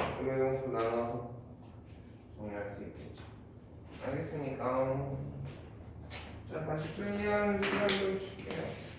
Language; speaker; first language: Korean; native; Korean